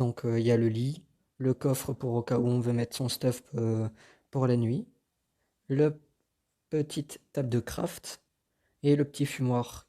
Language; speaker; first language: French; native; French